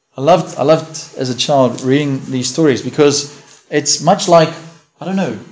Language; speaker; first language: English; early bilingual, other home language; Afrikaans